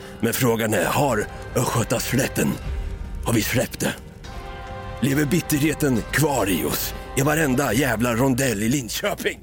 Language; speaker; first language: Swedish; native; Swedish